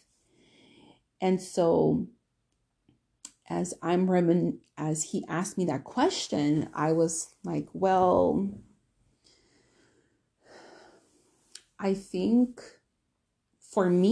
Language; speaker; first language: English; native; English